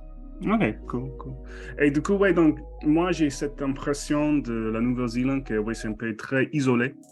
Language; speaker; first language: French; non-native, fluent; English